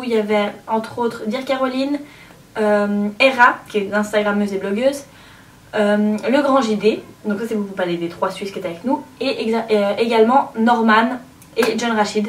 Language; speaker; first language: French; native; French